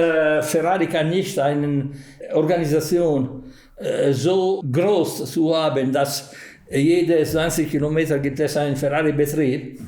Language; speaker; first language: German; non-native, fluent; Italian